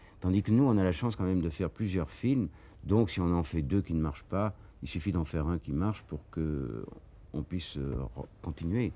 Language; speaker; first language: French; native; French